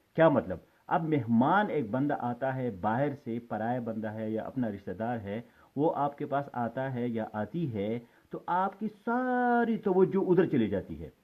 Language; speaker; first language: Urdu; non-native, local second language; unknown